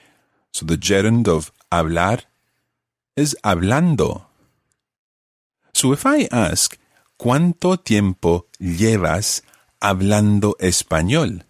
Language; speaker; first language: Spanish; non-native, fluent; English